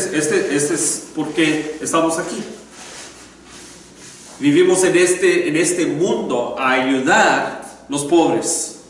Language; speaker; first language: Spanish; non-native, learner; English